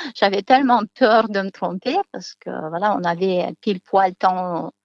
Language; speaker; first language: French; non-native, fluent; Romanian